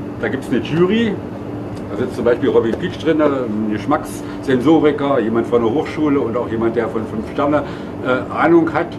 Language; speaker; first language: German; native; German